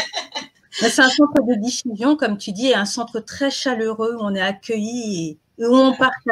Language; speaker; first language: French; native; French